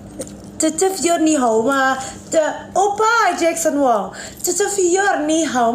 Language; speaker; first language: Chinese; non-native, learner; Indonesian